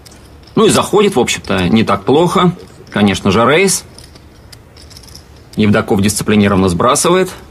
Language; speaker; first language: Russian; native; Russian